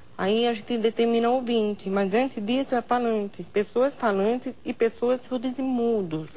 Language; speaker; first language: Portuguese; non-native, local second language; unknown